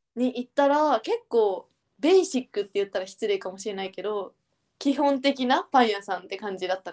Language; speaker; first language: Japanese; native; Japanese